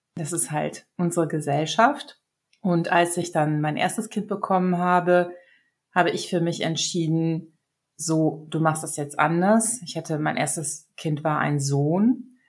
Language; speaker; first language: German; early bilingual, other home language; Serbian